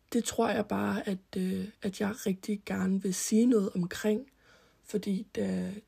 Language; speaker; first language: Danish; early bilingual, other home language; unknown